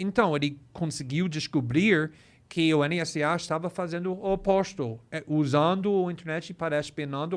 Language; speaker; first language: Portuguese; non-native, fluent; English